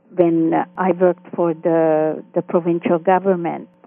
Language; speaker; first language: English; early bilingual, other home language; Hungarian